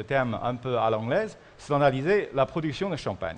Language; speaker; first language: French; non-native, fluent; Chinese